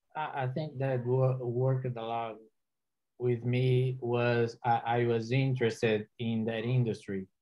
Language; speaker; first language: English; non-native, fluent; Portuguese